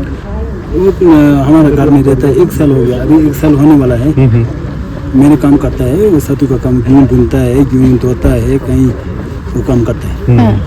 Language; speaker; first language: Hindi; non-native, local second language; Tibetan